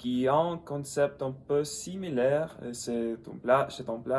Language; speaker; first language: French; non-native, learner; English